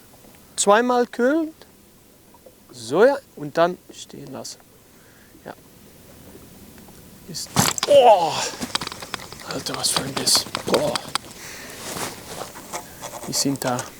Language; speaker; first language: German; non-native, learner; Dutch